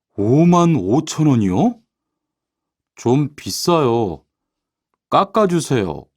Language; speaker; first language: Korean; native; Korean